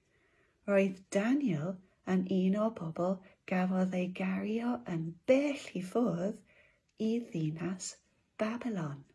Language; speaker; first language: Welsh; non-native, local second language; English